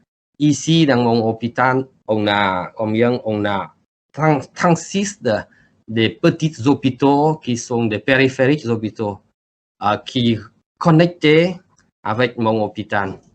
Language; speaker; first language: French; non-native, learner; Vietnamese